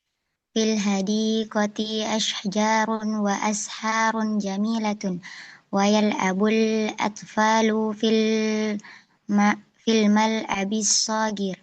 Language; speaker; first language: Arabic; non-native, learner; Indonesian